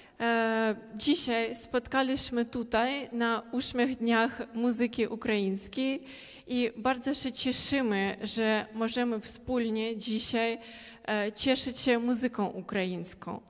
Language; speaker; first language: Polish; non-native, local second language; Ukrainian